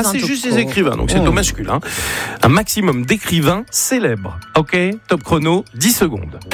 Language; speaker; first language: French; native; French